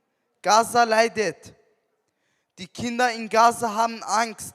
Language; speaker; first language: German; non-native, learner; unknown